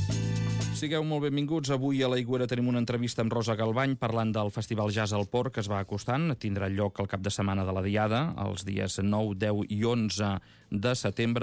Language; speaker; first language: Catalan; native; Catalan